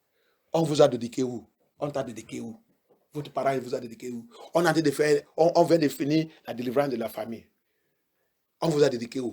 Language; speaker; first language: French; non-native, learner; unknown